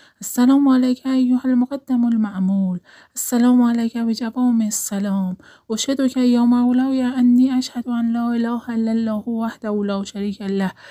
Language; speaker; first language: Arabic; non-native, learner; Persian